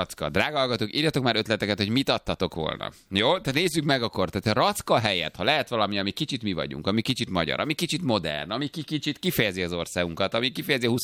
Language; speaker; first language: Hungarian; native; Hungarian